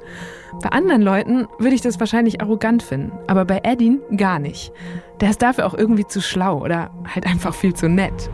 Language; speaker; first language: German; native; German